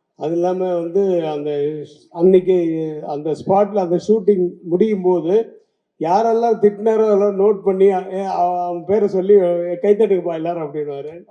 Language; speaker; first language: Tamil; native; Tamil